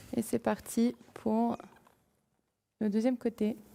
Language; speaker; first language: French; native; French